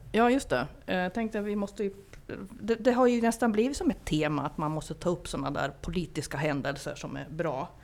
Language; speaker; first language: Swedish; native; Swedish